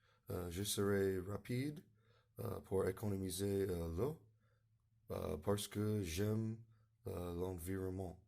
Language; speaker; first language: French; non-native, learner; English